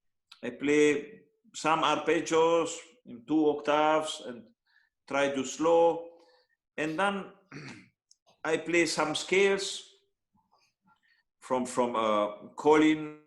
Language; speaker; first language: English; non-native, learner; Hungarian